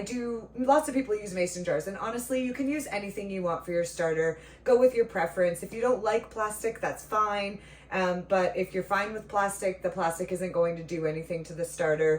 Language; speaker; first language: English; native; English